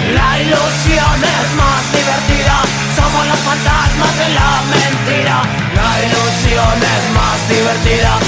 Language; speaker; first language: Spanish; native; Spanish